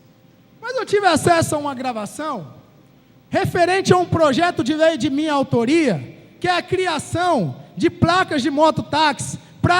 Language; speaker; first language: Portuguese; native; Portuguese